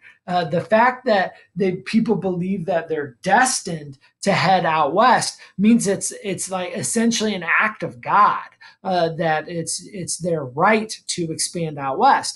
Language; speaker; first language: English; native; English